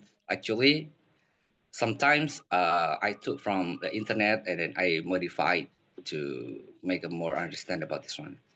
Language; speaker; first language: English; non-native, learner; Indonesian